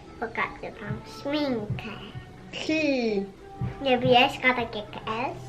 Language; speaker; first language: Polish; early bilingual, heritage; Polish